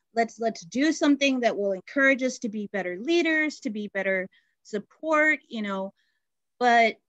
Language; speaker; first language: English; native; English